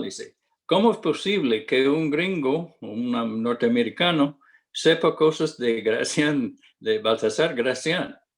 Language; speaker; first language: Spanish; non-native, fluent; English